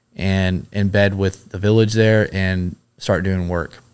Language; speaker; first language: English; native; English